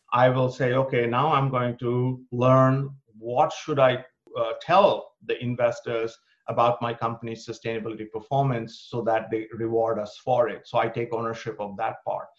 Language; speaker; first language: English; non-native, local second language; Bangla